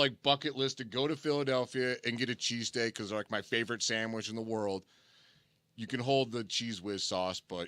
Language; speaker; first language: English; native; English